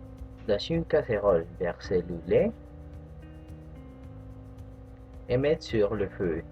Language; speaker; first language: French; non-native, fluent; Spanish